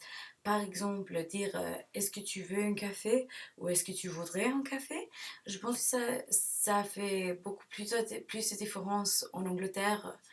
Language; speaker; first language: French; non-native, learner; English